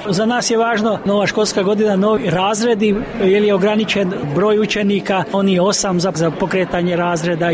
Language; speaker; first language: Croatian; early bilingual, heritage; Croatian